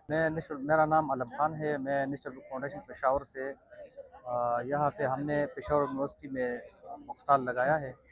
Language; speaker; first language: Hindi; non-native, local second language; Pashto